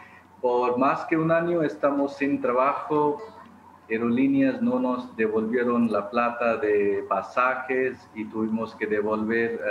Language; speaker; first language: Spanish; non-native, fluent; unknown